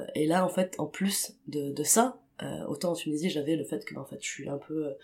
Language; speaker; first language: French; non-native, local second language; Arabic